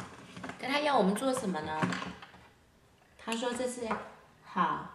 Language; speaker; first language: Chinese; native; Chinese